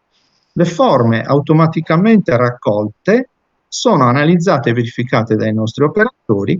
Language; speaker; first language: Italian; native; Italian